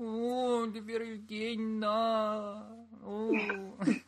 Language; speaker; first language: Russian; native; Russian